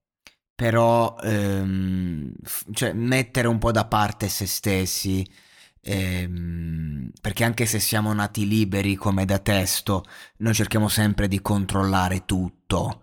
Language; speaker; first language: Italian; native; Italian